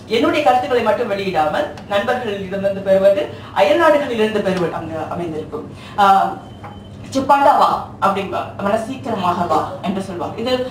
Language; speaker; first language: Tamil; early bilingual, heritage; Tamil